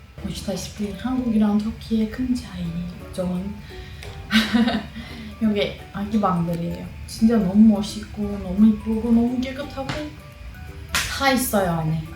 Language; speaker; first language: Korean; non-native, fluent; Turkish